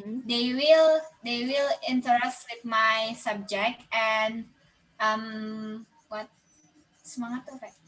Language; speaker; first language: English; non-native, learner; Indonesian